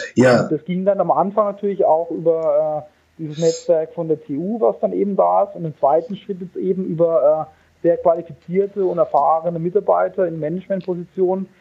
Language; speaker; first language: German; native; German